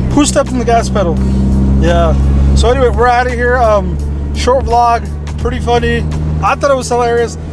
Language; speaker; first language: English; native; English